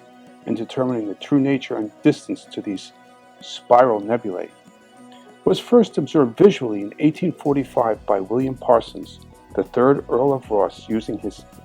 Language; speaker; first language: English; native; English